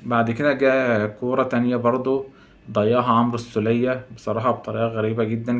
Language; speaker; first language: Arabic; native; Arabic